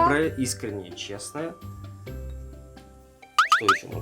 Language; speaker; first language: Russian; native; Russian